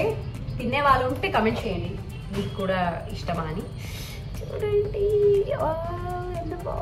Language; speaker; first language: Telugu; non-native, local second language; Malayalam